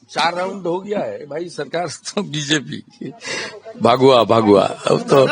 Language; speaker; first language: Hindi; non-native, local second language; Bangla